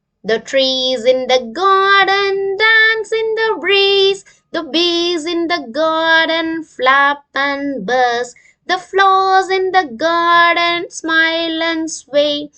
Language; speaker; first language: English; non-native, local second language; Tamil